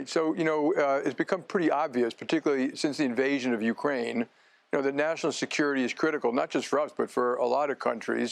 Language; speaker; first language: English; native; English